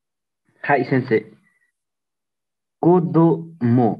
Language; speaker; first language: Japanese; non-native, learner; Nepali